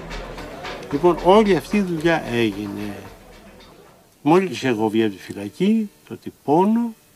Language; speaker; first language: Greek; native; Greek